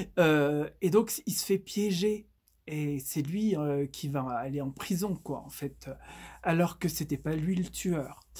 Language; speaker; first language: French; native; French